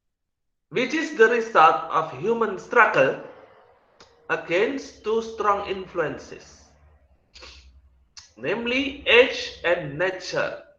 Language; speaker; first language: English; non-native, learner; Indonesian